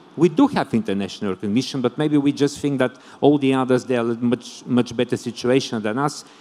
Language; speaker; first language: English; non-native, fluent; Bulgarian